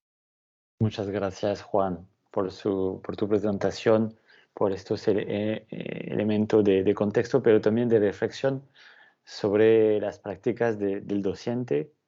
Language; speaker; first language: Spanish; non-native, fluent; French